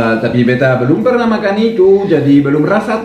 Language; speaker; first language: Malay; non-native, learner; Swiss German